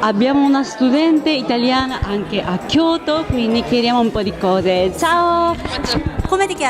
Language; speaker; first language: Italian; non-native, fluent; Japanese